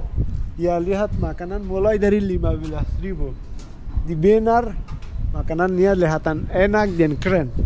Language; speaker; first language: Indonesian; non-native, learner; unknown